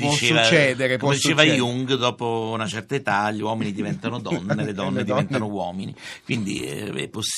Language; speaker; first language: Italian; native; Italian